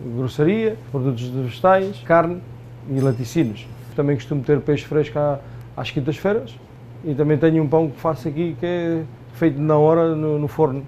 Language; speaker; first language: Portuguese; native; Portuguese